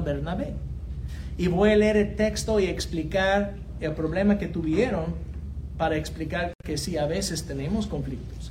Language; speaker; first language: Spanish; non-native, fluent; English